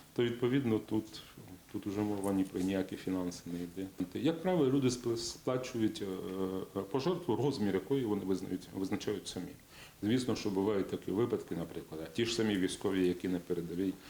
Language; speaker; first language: Ukrainian; native; Ukrainian